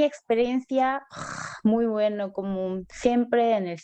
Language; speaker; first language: Spanish; non-native, learner; Korean